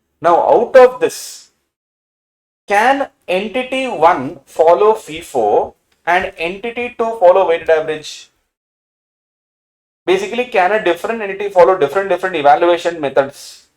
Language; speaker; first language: English; non-native, local second language; Tamil